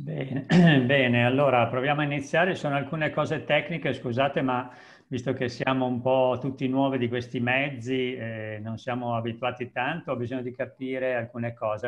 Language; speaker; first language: Italian; native; Italian